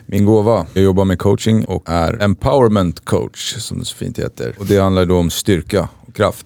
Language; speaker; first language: Swedish; native; Swedish